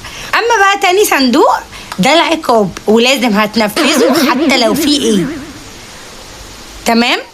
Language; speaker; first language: Arabic; native; Arabic